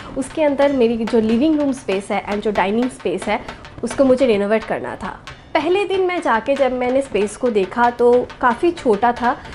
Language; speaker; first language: Hindi; non-native, local second language; Bangla